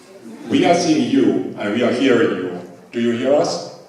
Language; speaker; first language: English; non-native, fluent; Finnish